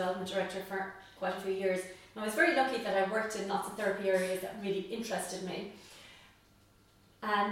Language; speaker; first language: English; native; English